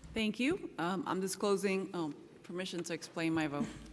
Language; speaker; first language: English; native; English